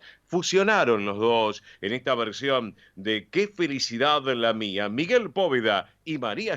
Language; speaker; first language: Spanish; native; Spanish